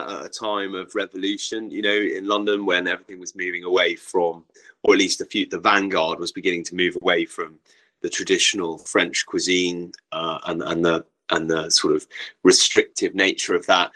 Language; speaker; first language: English; native; English